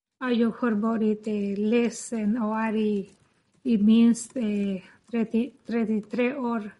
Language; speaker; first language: Swedish; non-native, learner; Spanish